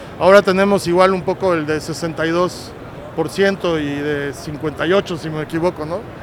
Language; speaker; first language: Spanish; native; Spanish